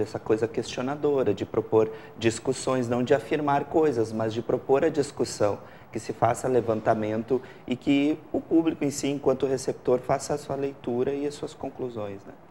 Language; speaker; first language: Portuguese; native; Portuguese